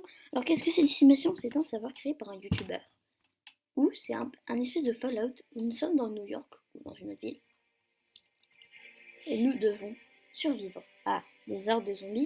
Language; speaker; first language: French; native; French